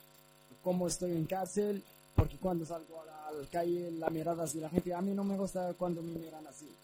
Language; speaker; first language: Spanish; non-native, learner; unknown